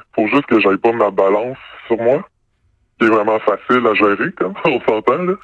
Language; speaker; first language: French; native; French